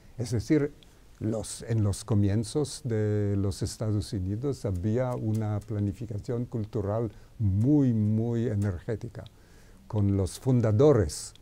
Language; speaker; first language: Spanish; non-native, fluent; Hebrew